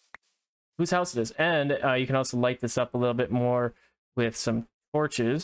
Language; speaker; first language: English; native; English